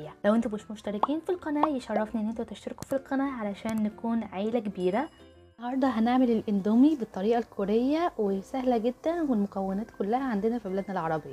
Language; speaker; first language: Arabic; native; Arabic